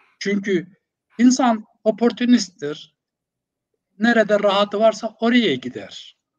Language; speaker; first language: Turkish; non-native, local second language; Zaza